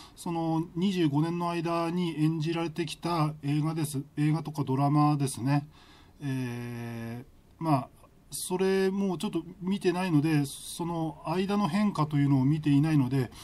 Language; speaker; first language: Japanese; native; Japanese